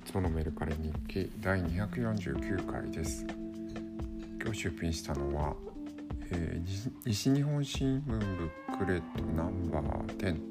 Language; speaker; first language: Japanese; native; Japanese